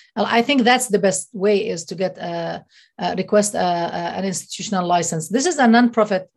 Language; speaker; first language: English; non-native, fluent; Arabic